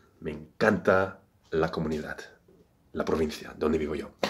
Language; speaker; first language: Spanish; non-native, fluent; English